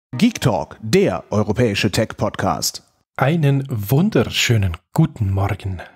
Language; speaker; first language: German; native; German